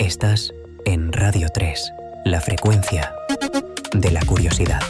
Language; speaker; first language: Spanish; native; Spanish